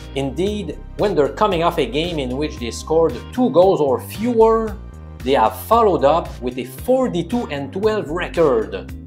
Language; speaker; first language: English; non-native, fluent; French